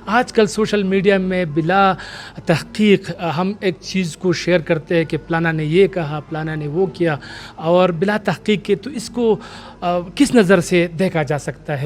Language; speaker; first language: Urdu; non-native, local second language; Pashto